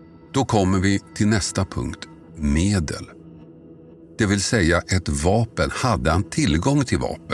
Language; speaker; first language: Swedish; native; Swedish